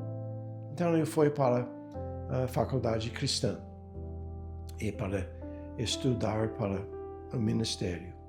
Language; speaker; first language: Portuguese; non-native, fluent; English